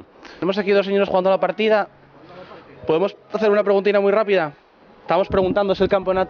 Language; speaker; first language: Spanish; native; Spanish